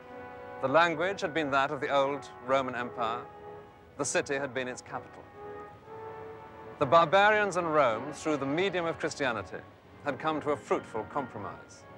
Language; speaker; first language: English; native; English